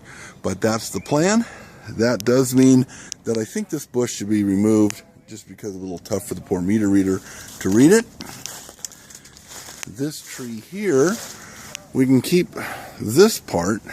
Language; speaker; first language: English; native; English